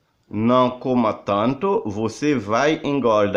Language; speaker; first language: Portuguese; non-native, learner; Haitian Creole